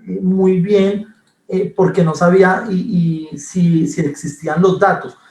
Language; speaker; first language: Spanish; native; Spanish